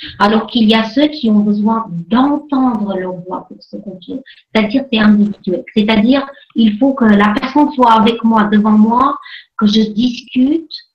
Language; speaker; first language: French; non-native, fluent; Armenian